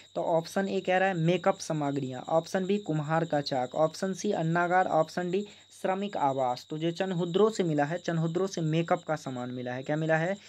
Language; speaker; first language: Hindi; native; Hindi